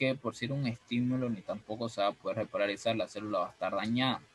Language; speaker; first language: Spanish; native; Spanish